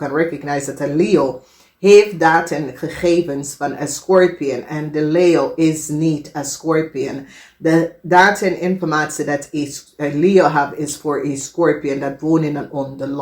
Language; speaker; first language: Dutch; non-native, fluent; English